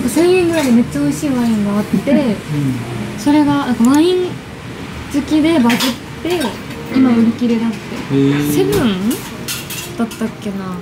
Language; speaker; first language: Japanese; native; Japanese